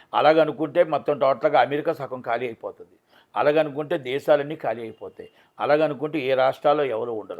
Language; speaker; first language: Telugu; native; Telugu